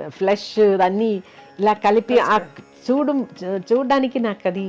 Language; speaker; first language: Telugu; non-native, learner; Malayalam